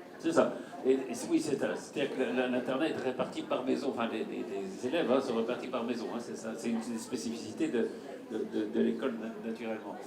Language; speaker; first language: French; native; French